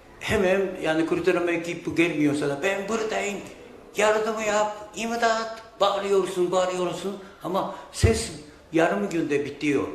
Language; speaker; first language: Turkish; non-native, fluent; Japanese